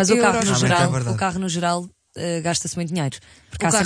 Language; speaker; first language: Portuguese; native; Portuguese